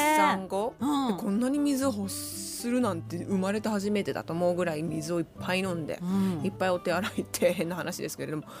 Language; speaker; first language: Japanese; native; Japanese